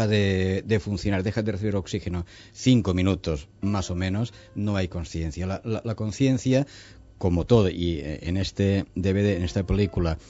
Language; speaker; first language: Spanish; native; Spanish